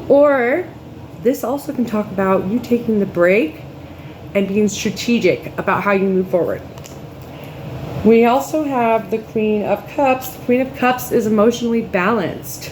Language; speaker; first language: English; native; English